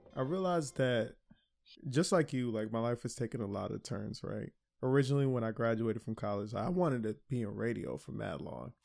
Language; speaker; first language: English; early bilingual, other home language; Haitian Creole